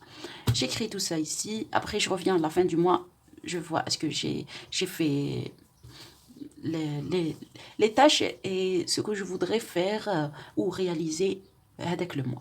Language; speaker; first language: French; non-native, local second language; Arabic